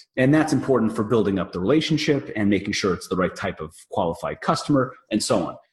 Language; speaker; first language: English; native; English